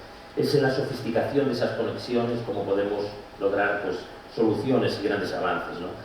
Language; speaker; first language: Spanish; native; Spanish